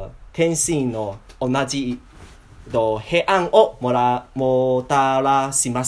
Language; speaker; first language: Japanese; non-native, learner; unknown